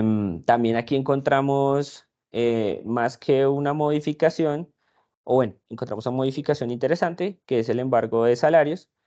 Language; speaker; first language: Spanish; native; Spanish